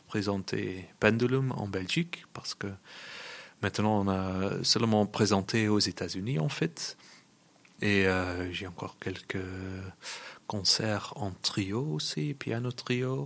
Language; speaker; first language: French; non-native, local second language; Dutch